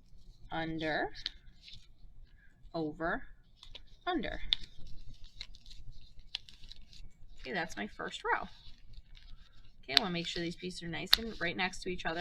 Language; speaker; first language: English; native; English